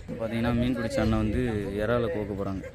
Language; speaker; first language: Tamil; native; Tamil